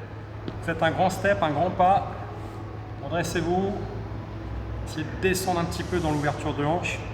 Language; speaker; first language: French; native; French